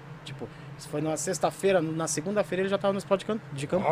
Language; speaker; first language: Portuguese; native; Portuguese